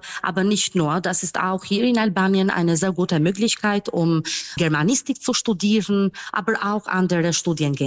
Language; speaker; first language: German; non-native, fluent; Albanian